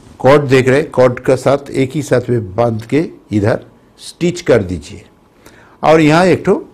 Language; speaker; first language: Hindi; non-native, local second language; Bangla